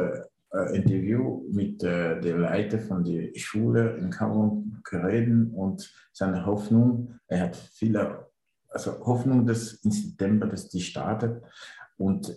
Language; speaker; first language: German; non-native, learner; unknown